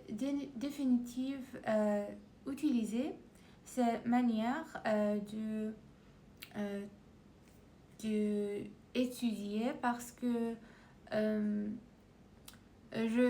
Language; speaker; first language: French; non-native, learner; Persian